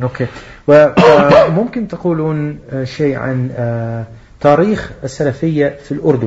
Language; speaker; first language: Arabic; non-native, fluent; Dutch